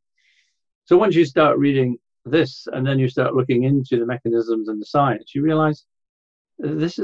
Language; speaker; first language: English; native; English